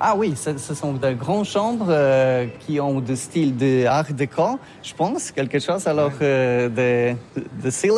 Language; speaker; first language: French; non-native, learner; Polish